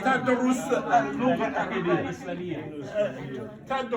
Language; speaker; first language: Arabic; non-native, learner; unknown